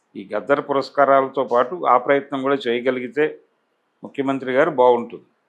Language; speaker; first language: Telugu; native; Telugu